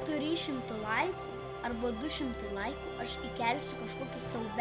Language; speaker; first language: Lithuanian; native; Lithuanian